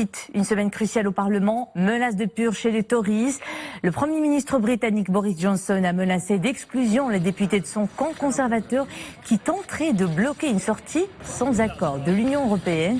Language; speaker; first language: French; non-native, local second language; Arabic